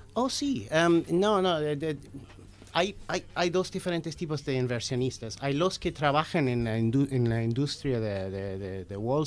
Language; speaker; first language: Spanish; non-native, fluent; English